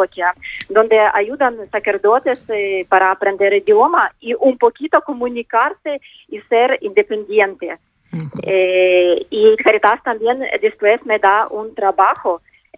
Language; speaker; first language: Spanish; non-native, learner; Ukrainian